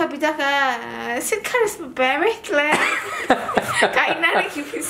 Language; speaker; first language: Turkish; non-native, learner; Indonesian